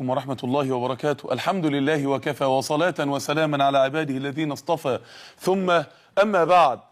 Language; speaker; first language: Arabic; native; Arabic